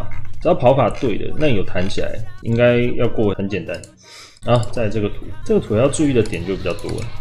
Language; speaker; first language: Chinese; native; Chinese